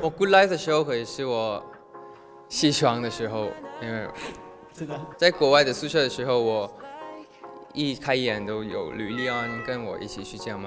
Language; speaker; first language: Chinese; non-native, learner; Thai